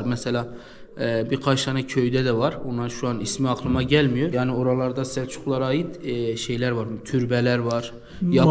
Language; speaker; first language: Turkish; native; Turkish